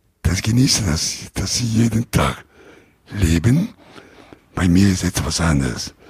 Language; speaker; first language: German; non-native, fluent; Italian